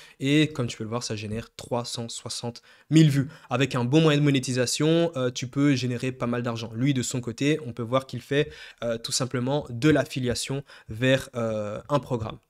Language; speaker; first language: French; native; French